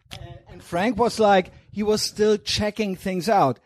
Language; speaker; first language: English; non-native, fluent; German